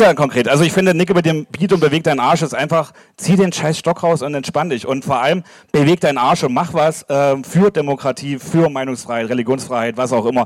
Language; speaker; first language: German; native; German